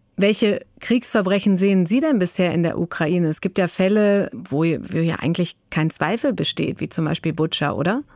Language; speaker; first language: German; native; German